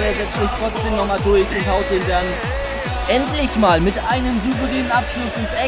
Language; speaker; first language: German; native; German